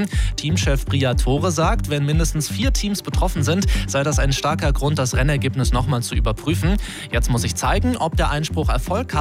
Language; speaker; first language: German; native; German